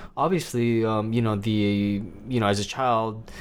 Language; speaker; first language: English; non-native, local second language; Cebuano